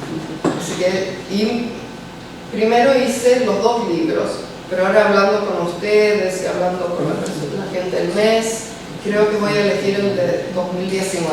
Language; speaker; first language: Spanish; early bilingual, heritage; Spanish